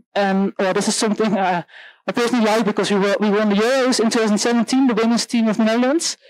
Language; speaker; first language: English; non-native, fluent; Dutch